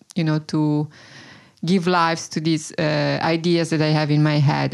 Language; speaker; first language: English; non-native, fluent; Italian